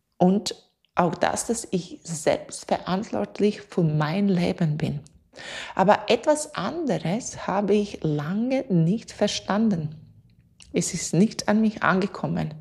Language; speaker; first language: German; non-native, fluent; Latvian